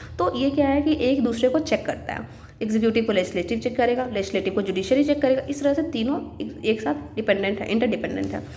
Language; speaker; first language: Hindi; native; Hindi